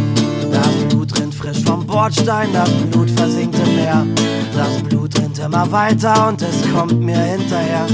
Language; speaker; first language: German; native; German